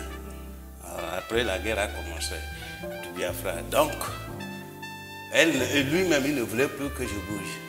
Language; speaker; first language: French; non-native, local second language; Igbo